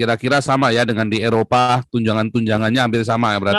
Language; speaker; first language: Indonesian; native; Indonesian